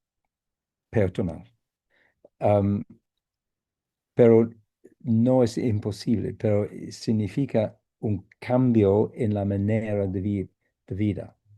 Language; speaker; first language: Spanish; non-native, fluent; English